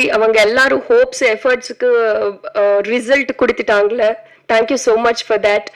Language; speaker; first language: Tamil; non-native, learner; Telugu